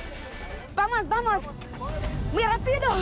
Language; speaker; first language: Spanish; non-native, learner; French